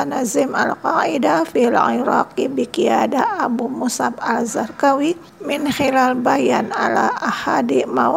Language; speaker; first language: Arabic; non-native, learner; Indonesian